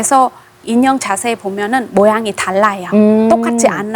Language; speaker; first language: Korean; non-native, fluent; Khmer